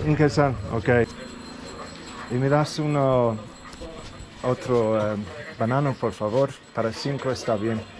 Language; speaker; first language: Spanish; non-native, learner; English